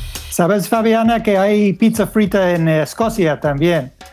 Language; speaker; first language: Spanish; non-native, fluent; English